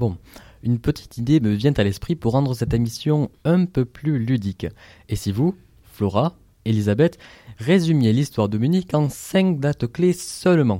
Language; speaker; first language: French; native; French